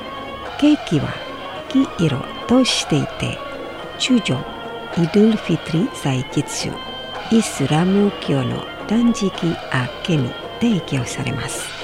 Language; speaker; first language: Japanese; non-native, fluent; Indonesian